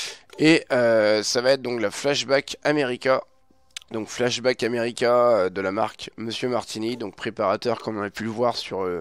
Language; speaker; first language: French; native; French